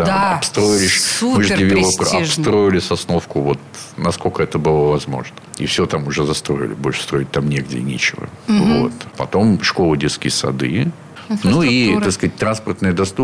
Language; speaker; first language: Russian; native; Russian